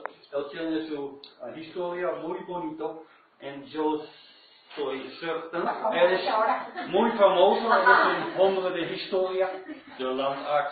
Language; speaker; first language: Spanish; non-native, learner; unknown